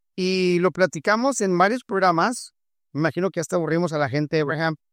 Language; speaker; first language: Spanish; native; Spanish